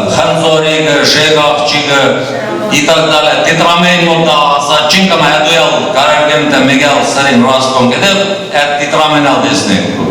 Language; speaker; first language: Armenian; early bilingual, heritage; Armenian